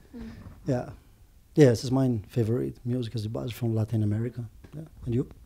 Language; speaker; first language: English; non-native, learner; Portuguese